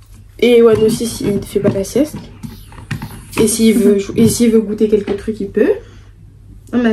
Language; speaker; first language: French; native; French